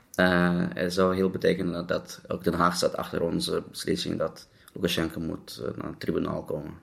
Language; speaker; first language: Dutch; non-native, fluent; Russian